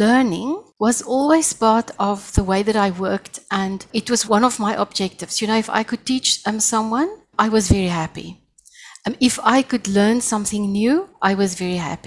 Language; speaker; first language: English; non-native, local second language; Afrikaans